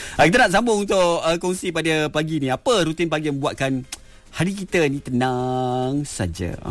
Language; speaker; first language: Malay; native; Malay